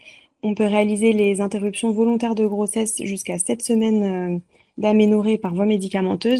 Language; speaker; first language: French; native; French